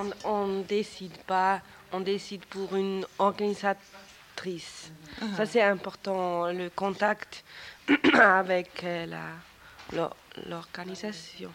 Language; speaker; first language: French; non-native, local second language; German